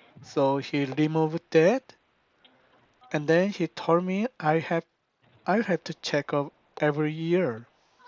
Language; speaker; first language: English; non-native, learner; Korean